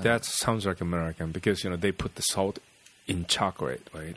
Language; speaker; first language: English; non-native, fluent; Japanese